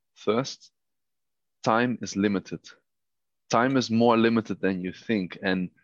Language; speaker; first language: English; non-native, fluent; Dutch